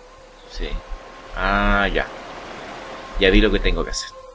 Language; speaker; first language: Spanish; native; Spanish